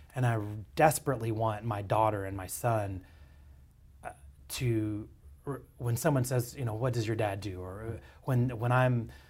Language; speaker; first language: English; native; English